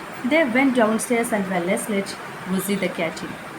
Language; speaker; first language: English; non-native, local second language; Malayalam